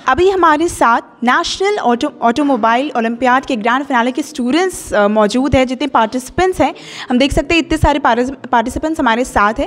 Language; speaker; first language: Hindi; native; Hindi